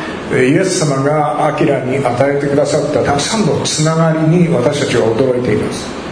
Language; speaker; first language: Japanese; native; Japanese